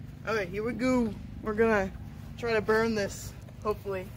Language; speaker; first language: English; native; English